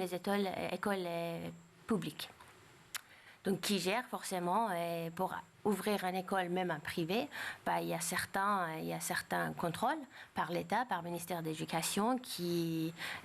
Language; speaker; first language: French; non-native, fluent; Persian